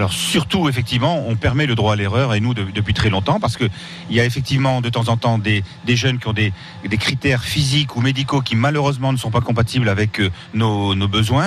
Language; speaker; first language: French; native; French